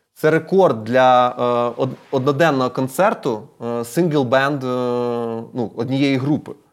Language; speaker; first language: Ukrainian; non-native, local second language; Russian